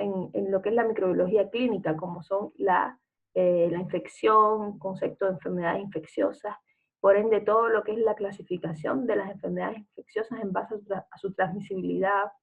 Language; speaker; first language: Spanish; native; Spanish